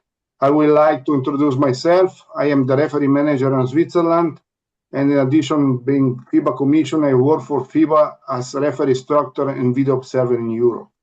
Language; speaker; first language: English; non-native, learner; Italian